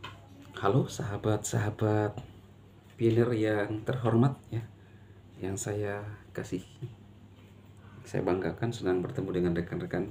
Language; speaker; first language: Indonesian; native; Indonesian